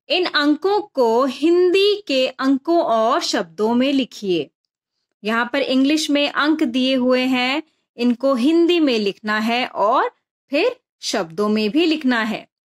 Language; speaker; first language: Hindi; non-native, local second language; Bangla